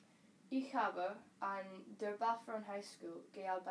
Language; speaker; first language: German; non-native, learner; English